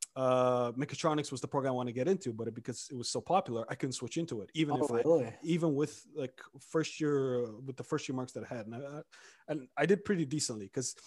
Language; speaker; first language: English; early bilingual, other home language; Romanian